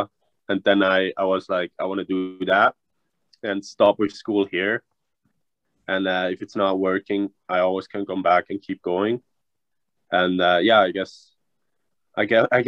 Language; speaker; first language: English; non-native, fluent; Swiss German